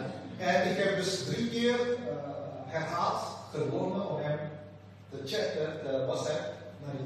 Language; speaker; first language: Dutch; non-native, fluent; Indonesian